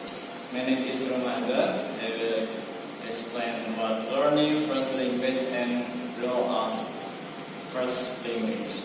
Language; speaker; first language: English; non-native, learner; Indonesian